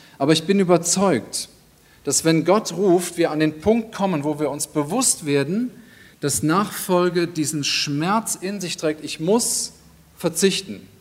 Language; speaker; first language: German; native; German